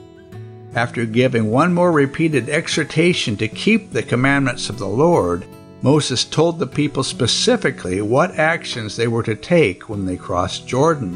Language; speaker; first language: English; non-native, local second language; Yoruba